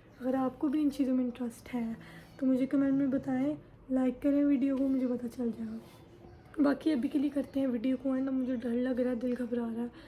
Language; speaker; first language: Hindi; early bilingual, heritage; Urdu